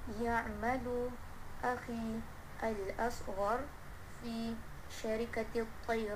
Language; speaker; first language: Arabic; non-native, learner; Malay